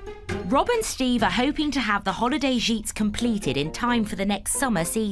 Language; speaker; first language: English; native; English